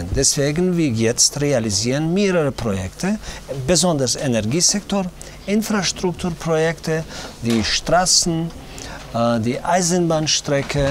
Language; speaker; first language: German; non-native, learner; Tajik